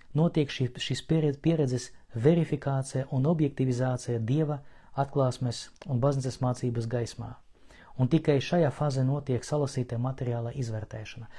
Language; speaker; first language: Latvian; non-native, local second language; Russian